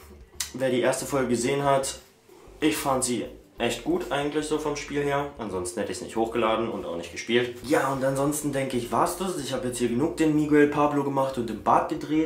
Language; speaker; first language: German; native; German